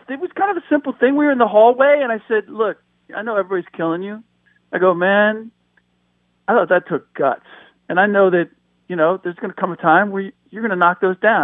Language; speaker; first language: English; early bilingual, other home language; German